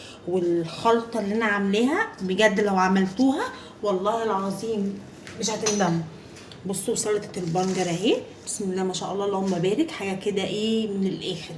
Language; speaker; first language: Arabic; native; Arabic